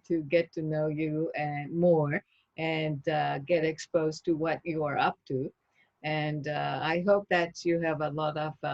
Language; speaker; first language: English; non-native, fluent; Japanese